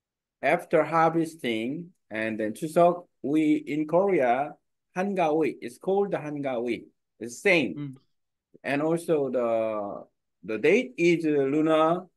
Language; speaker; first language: English; non-native, learner; Korean